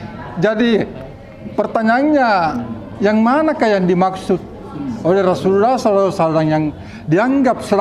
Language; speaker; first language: Indonesian; native; Indonesian